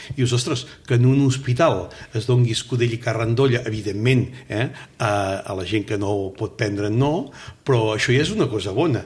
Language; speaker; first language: Catalan; native; Catalan